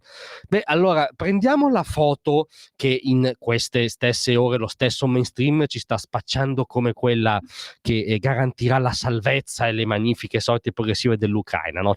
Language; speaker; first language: Italian; native; Italian